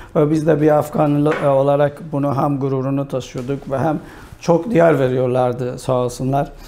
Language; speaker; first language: Turkish; non-native, fluent; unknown